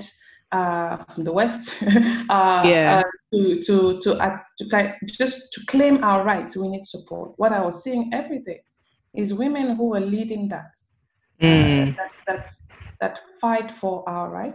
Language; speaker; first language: English; non-native, local second language; French